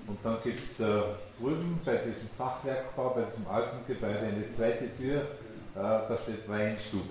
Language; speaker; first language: German; native; German